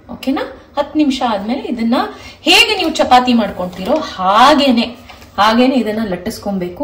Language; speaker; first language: Kannada; native; Kannada